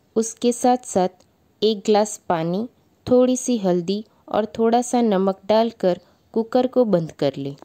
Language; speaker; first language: Hindi; native; Hindi